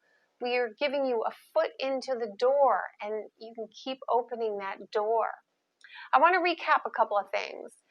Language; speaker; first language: English; native; English